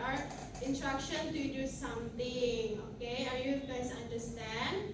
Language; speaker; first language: English; non-native, fluent; Indonesian